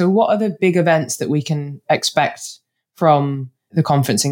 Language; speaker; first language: English; native; English